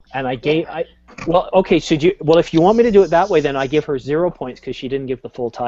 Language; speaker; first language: English; native; English